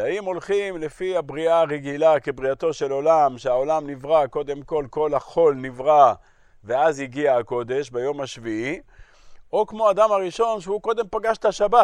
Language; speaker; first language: Hebrew; native; Hebrew